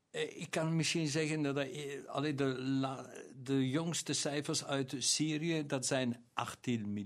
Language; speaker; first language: Dutch; non-native, local second language; German